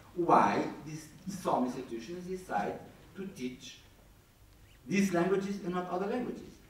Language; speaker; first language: English; non-native, fluent; Portuguese